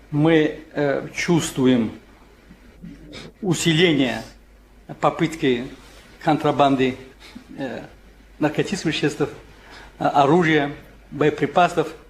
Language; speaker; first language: Russian; non-native, local second language; Tajik